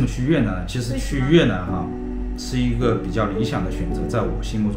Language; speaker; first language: Chinese; native; Chinese